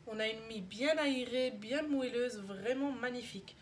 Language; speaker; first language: French; non-native, local second language; Arabic